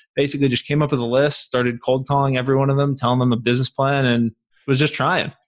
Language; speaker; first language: English; native; English